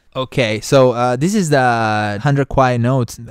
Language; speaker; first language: English; non-native, fluent; Italian